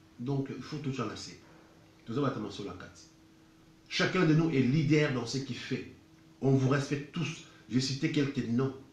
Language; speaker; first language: French; non-native, local second language; Lingala